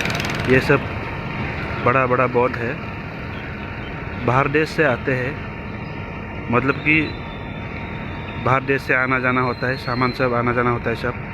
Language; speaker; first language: Hindi; non-native, local second language; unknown